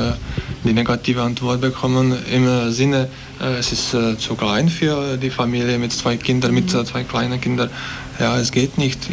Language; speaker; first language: German; non-native, learner; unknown